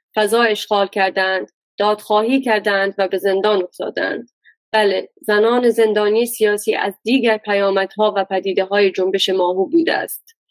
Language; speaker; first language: Persian; non-native, local second language; Baluchi